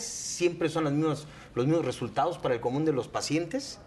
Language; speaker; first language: Spanish; native; Spanish